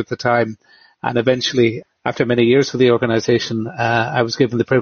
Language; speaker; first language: English; native; English